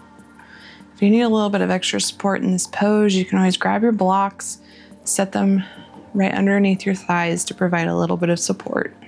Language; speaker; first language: English; native; English